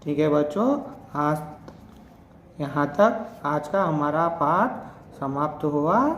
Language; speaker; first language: Hindi; non-native, local second language; Telugu